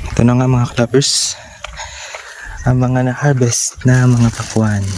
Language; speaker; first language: Filipino; non-native, local second language; Bikol